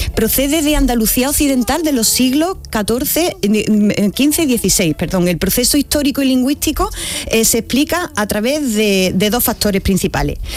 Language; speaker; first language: Spanish; native; Spanish